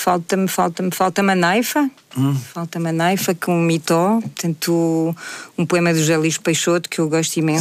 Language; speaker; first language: Portuguese; native; Portuguese